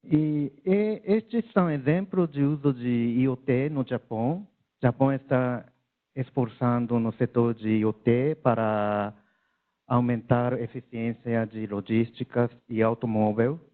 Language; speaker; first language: Portuguese; non-native, learner; Japanese